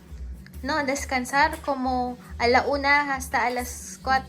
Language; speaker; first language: Spanish; non-native, learner; Filipino